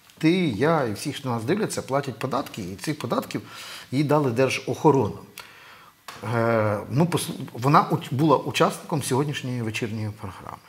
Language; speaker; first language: Ukrainian; native; Ukrainian